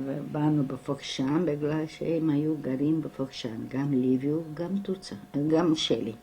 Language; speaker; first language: Hebrew; non-native, fluent; Romanian